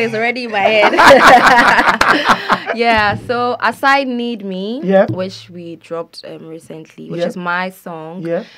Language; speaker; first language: English; non-native, local second language; Akan